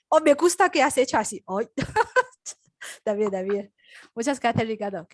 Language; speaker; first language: Spanish; non-native, learner; Chinese